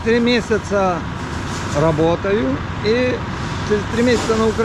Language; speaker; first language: Russian; non-native, local second language; Ukrainian